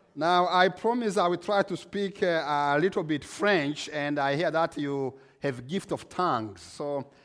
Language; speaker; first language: English; non-native, local second language; Kinyarwanda